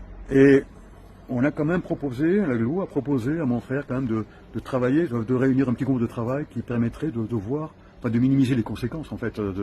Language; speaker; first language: French; native; French